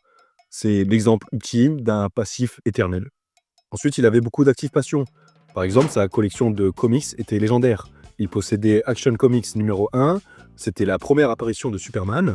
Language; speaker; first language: French; native; French